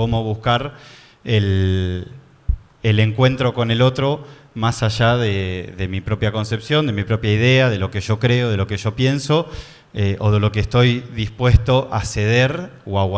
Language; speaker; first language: Spanish; native; Spanish